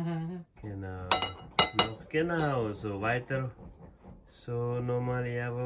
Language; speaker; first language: German; non-native, learner; Tibetan